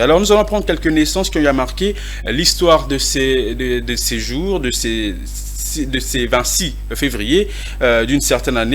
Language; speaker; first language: French; non-native, local second language; Lingala